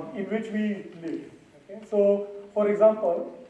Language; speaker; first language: English; non-native, local second language; Marathi